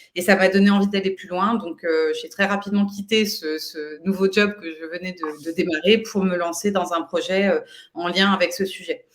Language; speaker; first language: French; native; French